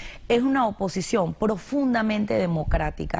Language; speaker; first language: Spanish; native; Spanish